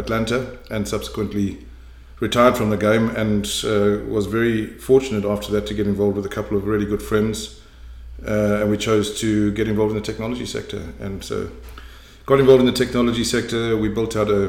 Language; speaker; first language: English; native; English